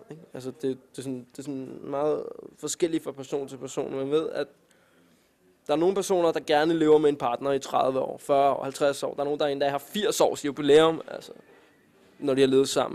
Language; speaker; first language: Danish; native; Danish